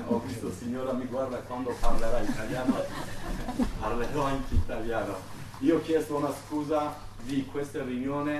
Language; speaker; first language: Italian; non-native, learner; Turkish